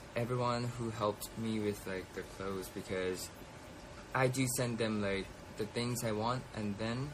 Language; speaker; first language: English; non-native, fluent; Thai